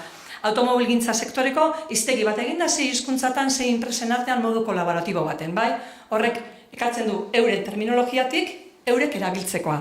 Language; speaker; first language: Basque; native; Basque